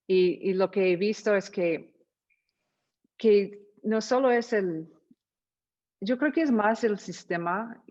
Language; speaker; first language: Spanish; non-native, fluent; English